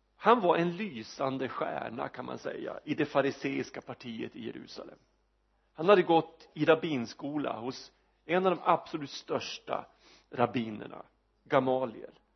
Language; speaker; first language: Swedish; native; Swedish